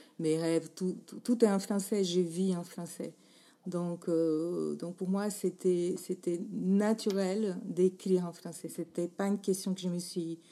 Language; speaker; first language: French; non-native, fluent; Portuguese